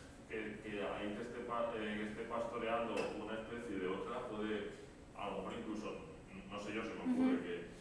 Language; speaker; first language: Spanish; native; Spanish